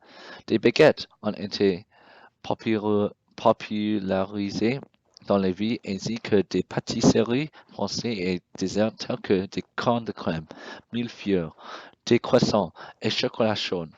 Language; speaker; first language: French; non-native, learner; English